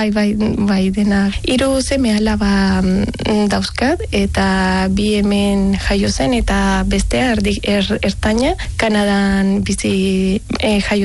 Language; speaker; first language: Basque; non-native, learner; Spanish